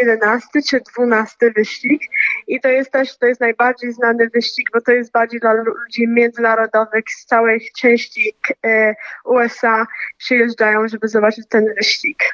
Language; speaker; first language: Polish; early bilingual, heritage; Polish